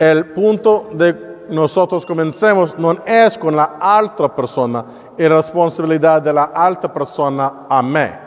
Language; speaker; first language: Spanish; non-native, learner; English